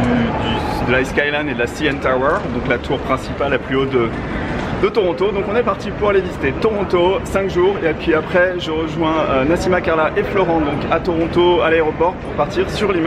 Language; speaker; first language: French; native; French